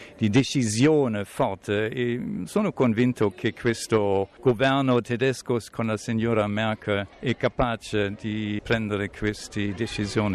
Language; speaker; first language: Italian; non-native, fluent; German